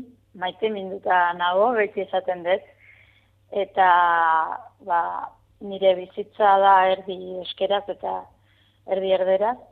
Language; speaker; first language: Basque; non-native, fluent; Spanish